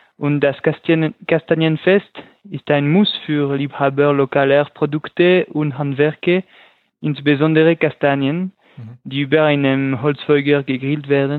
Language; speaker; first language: German; non-native, local second language; French